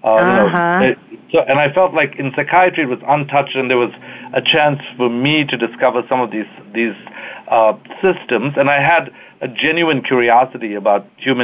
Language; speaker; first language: English; native; English